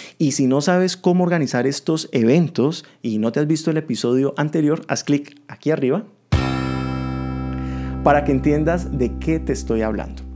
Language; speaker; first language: Spanish; native; Spanish